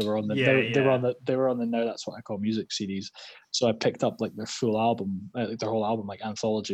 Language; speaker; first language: English; native; English